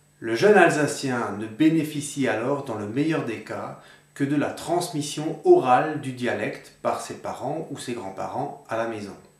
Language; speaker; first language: French; native; French